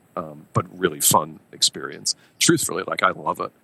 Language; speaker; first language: English; native; English